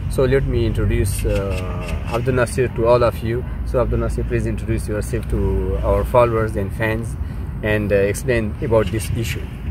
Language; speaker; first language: English; non-native, local second language; Urdu